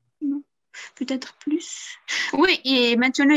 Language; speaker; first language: French; non-native, learner; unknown